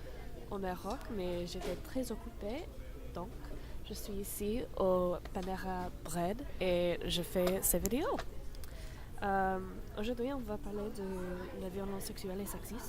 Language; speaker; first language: French; non-native, learner; English